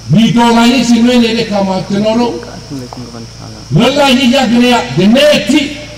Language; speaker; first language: Burmese; non-native, local second language; Hakha Chin